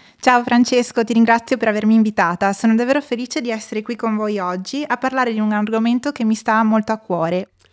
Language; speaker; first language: Italian; native; Italian